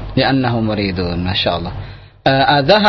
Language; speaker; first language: Arabic; non-native, fluent; Indonesian